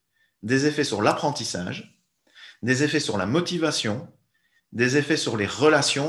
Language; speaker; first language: French; native; French